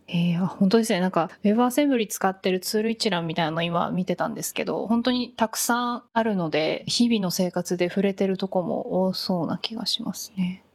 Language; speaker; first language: Japanese; native; Japanese